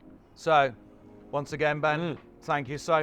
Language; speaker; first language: English; native; English